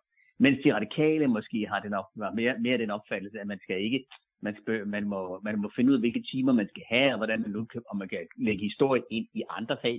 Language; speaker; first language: Danish; native; Danish